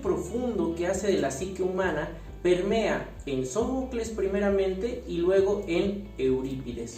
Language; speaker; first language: Spanish; native; Spanish